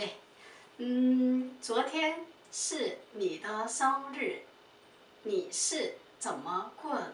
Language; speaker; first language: Chinese; non-native, fluent; Korean